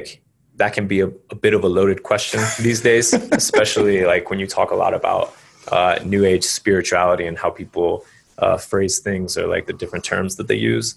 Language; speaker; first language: English; native; English